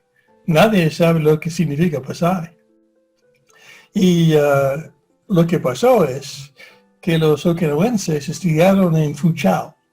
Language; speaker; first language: Spanish; non-native, fluent; English